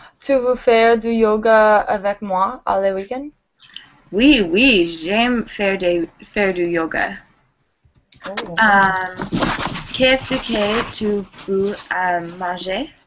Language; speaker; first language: French; non-native, learner; English